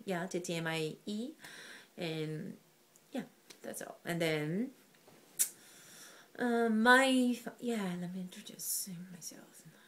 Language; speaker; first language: English; non-native, learner; Korean